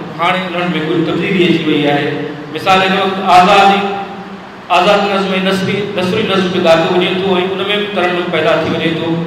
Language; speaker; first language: Sindhi; native; Sindhi